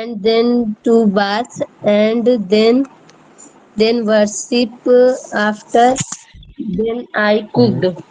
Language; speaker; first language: English; non-native, learner; Hindi